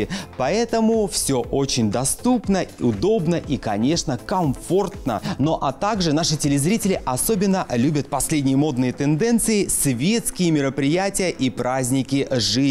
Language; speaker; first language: Russian; native; Russian